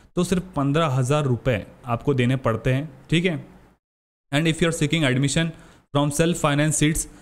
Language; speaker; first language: Hindi; native; Hindi